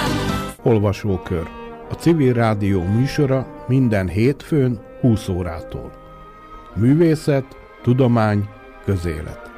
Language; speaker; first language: Hungarian; native; Hungarian